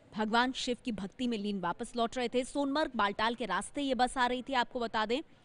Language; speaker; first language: Hindi; native; Hindi